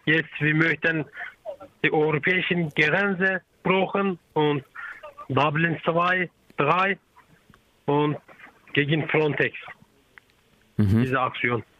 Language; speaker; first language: German; non-native, learner; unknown